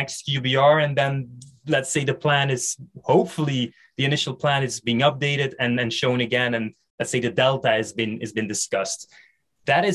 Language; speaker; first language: English; non-native, fluent; Dutch